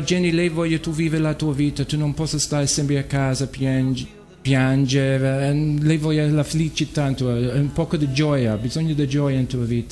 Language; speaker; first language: Italian; non-native, learner; English